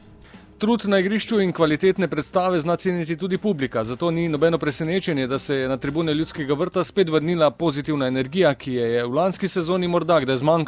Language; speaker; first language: Slovenian; native; Slovenian